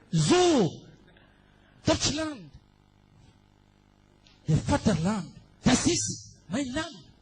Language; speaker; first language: German; non-native, learner; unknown